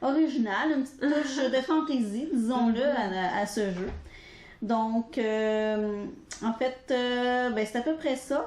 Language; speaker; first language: French; native; French